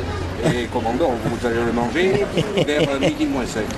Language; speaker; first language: French; native; French